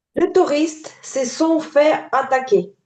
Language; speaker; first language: French; non-native, learner; Ukrainian